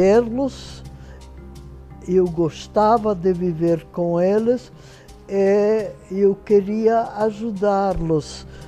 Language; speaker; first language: Portuguese; non-native, fluent; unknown